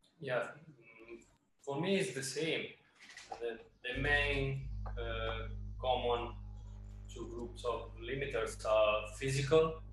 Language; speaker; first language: English; non-native, learner; Italian